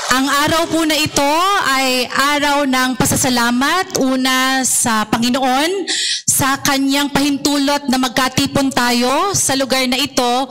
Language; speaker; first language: Filipino; native; Filipino